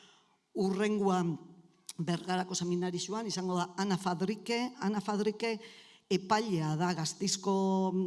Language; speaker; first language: Basque; native; Basque